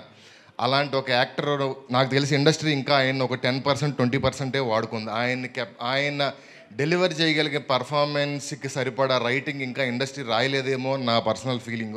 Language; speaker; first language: Telugu; native; Telugu